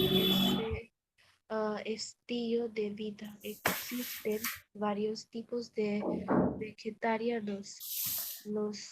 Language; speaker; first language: Spanish; non-native, learner; Bangla